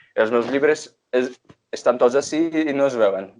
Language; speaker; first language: Catalan; non-native, fluent; Portuguese